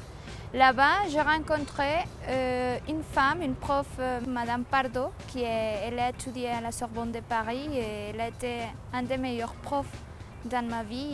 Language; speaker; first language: French; non-native, fluent; Spanish